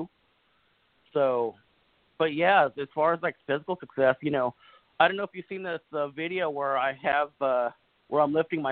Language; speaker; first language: English; native; English